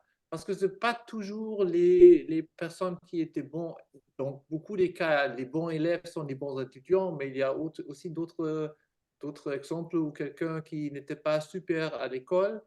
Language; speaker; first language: French; non-native, fluent; German